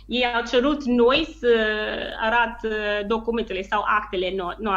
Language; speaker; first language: Romanian; non-native, learner; English